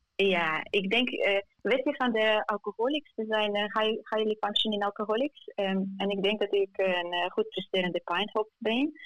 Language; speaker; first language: Dutch; non-native, fluent; Ukrainian